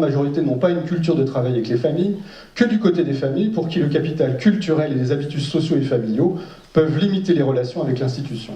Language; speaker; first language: French; native; French